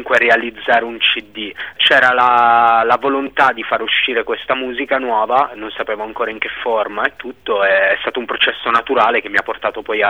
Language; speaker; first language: Italian; native; Italian